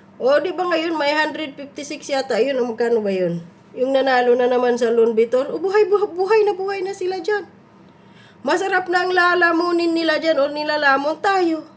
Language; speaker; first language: Filipino; native; Filipino